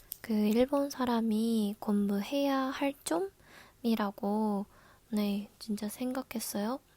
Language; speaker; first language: Korean; non-native, learner; Japanese